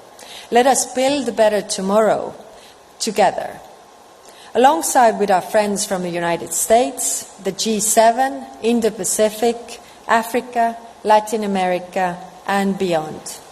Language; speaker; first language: English; non-native, fluent; Estonian